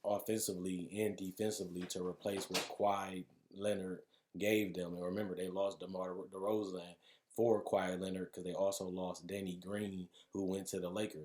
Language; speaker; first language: English; native; English